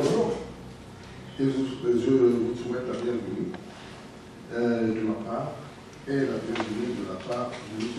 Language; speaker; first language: French; non-native, local second language; Arabic